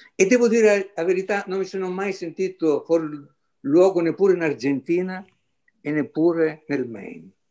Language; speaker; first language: Italian; non-native, fluent; Greek